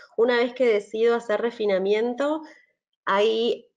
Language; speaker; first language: Spanish; native; Spanish